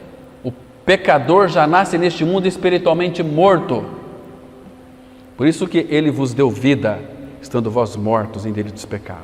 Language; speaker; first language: Portuguese; native; Portuguese